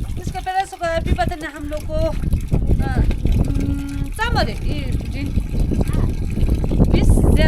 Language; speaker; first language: Hindi; non-native, local second language; Ladakhi